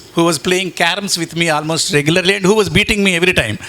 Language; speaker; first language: English; non-native, local second language; Telugu